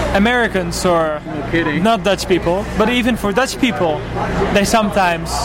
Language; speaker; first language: English; non-native, fluent; Dutch